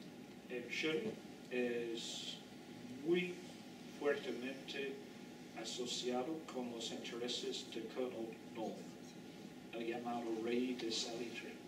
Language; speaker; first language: Spanish; non-native, fluent; English